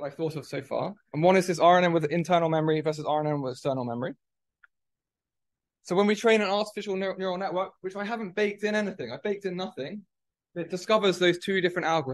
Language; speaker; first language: English; native; English